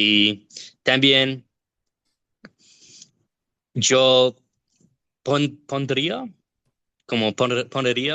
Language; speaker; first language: Spanish; non-native, learner; English